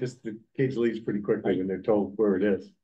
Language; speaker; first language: English; native; English